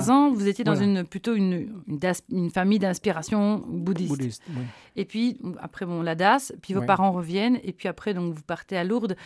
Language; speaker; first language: French; native; French